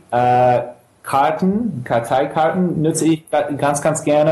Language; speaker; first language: German; non-native, fluent; English